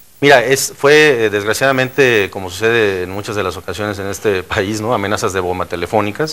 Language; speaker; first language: Spanish; native; Spanish